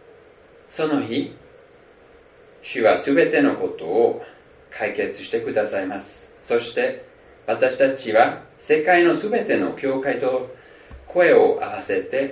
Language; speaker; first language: Japanese; non-native, fluent; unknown